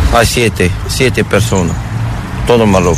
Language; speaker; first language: Spanish; non-native, learner; Arabic